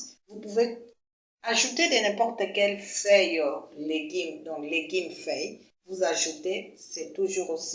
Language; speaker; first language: French; non-native, local second language; Lingala